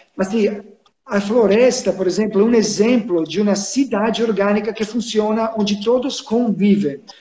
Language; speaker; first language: Portuguese; non-native, fluent; Serbian